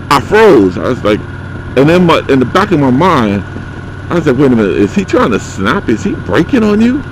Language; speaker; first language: English; native; English